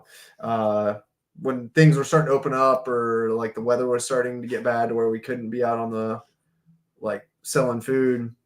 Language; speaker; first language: English; native; English